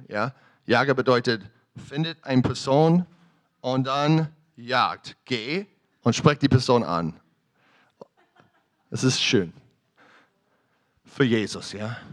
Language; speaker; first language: German; non-native, fluent; English